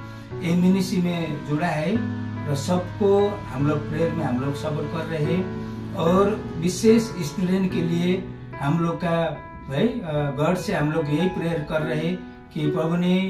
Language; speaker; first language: Hindi; non-native, local second language; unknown